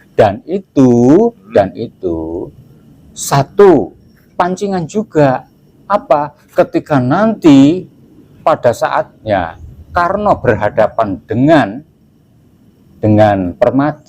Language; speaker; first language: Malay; non-native, local second language; Javanese